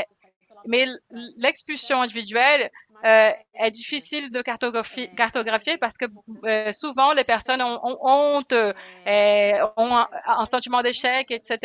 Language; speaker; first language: French; non-native, fluent; Portuguese